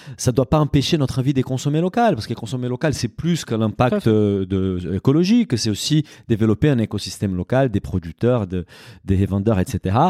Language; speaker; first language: French; non-native, fluent; Portuguese